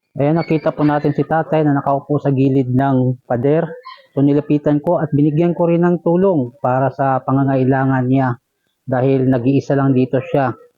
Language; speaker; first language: Filipino; native; Filipino